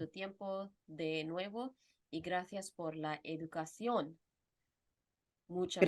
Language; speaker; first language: Spanish; non-native, fluent; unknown